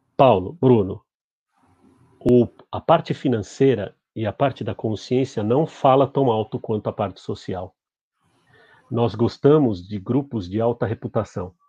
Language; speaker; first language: Portuguese; early bilingual, other home language; Spanish